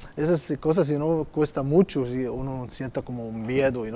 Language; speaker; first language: Spanish; non-native, learner; Arabic